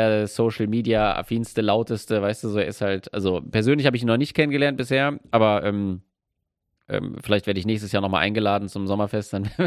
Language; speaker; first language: German; native; German